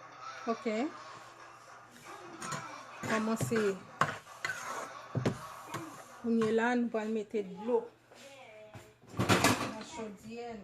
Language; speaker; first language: French; non-native, local second language; Haitian Creole